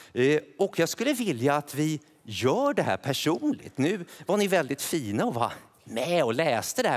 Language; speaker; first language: Swedish; native; Swedish